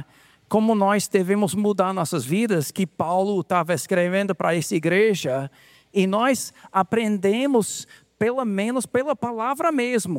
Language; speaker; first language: Portuguese; non-native, fluent; English